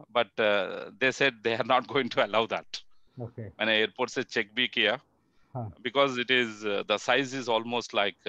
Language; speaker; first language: Hindi; non-native, local second language; Telugu